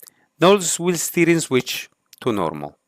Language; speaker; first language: English; non-native, fluent; Italian